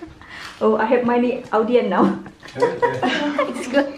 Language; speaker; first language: English; non-native, learner; Indonesian